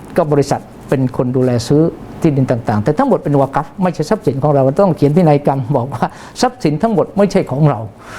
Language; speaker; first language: Thai; non-native, local second language; Malay